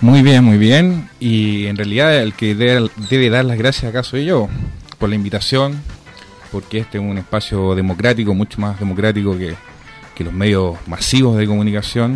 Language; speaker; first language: Spanish; native; Spanish